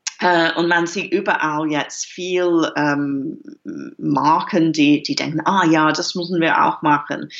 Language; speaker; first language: German; non-native, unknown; English